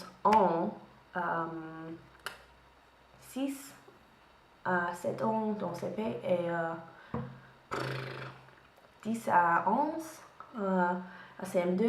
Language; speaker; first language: French; non-native, learner; English